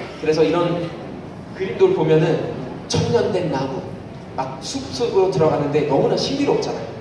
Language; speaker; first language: Korean; non-native, fluent; German